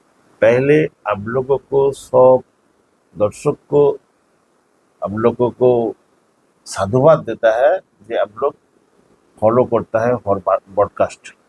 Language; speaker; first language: Hindi; non-native, local second language; Bangla